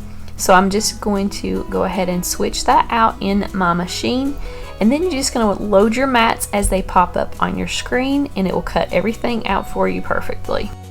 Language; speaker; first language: English; native; English